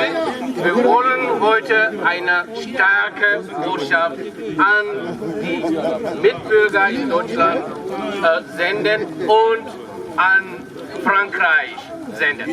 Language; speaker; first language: German; non-native, fluent; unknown